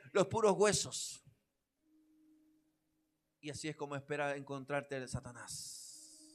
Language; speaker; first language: Spanish; native; Spanish